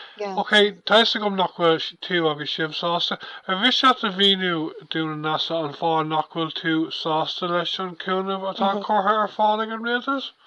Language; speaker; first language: Irish; non-native, local second language; English